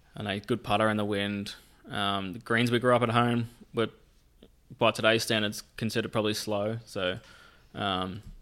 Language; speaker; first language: English; native; English